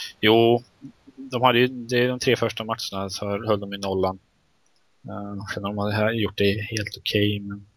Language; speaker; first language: Swedish; native; Swedish